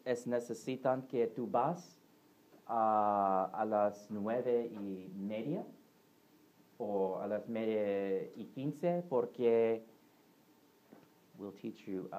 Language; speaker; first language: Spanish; non-native, learner; English